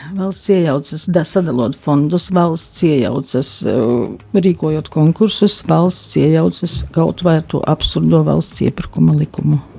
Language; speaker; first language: Latvian; native; Latvian